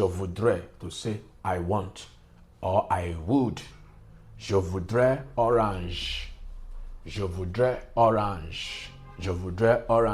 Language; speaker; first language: French; non-native, learner; English